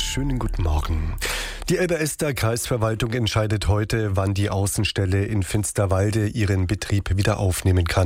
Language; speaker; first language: German; native; German